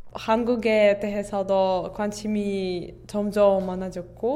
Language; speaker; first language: Korean; non-native, fluent; Russian